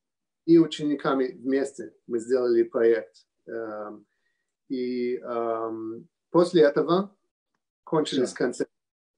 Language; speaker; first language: Russian; early bilingual, heritage; Russian